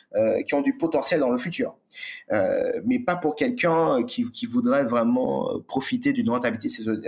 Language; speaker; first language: French; native; French